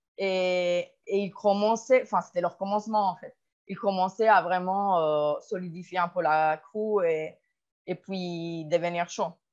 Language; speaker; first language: French; non-native, fluent; Spanish